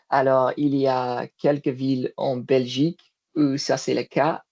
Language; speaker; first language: French; non-native, learner; English